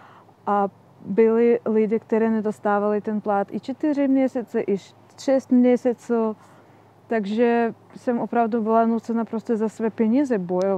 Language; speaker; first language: Czech; non-native, fluent; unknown